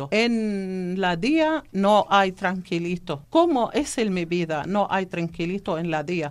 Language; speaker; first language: Spanish; non-native, learner; Arabic